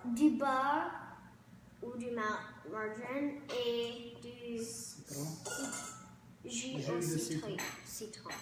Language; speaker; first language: French; non-native, learner; English